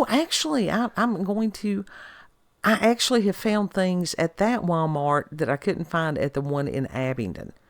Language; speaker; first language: English; native; English